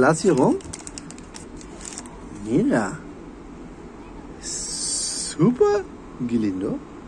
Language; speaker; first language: Spanish; non-native, learner; German